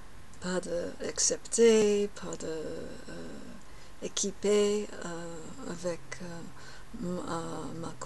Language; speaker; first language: French; non-native, learner; English